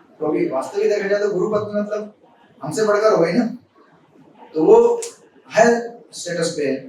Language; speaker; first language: Hindi; native; Hindi